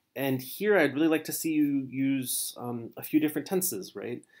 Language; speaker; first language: English; native; English